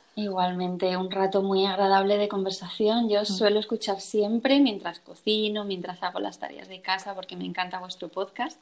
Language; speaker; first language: Spanish; native; Spanish